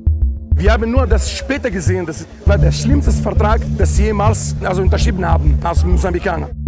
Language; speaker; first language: German; non-native, learner; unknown